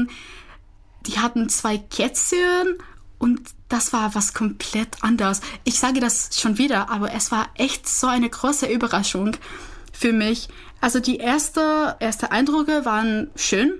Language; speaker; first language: German; non-native, fluent; Czech